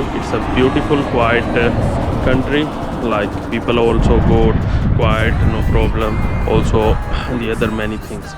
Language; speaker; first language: English; non-native, learner; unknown